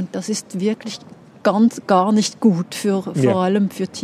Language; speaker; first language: German; native; German